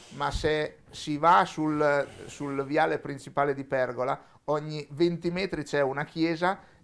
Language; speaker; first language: Italian; native; Italian